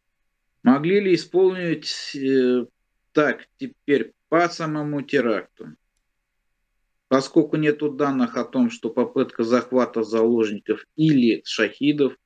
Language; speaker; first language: Russian; native; Russian